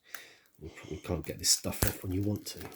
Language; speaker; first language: English; native; English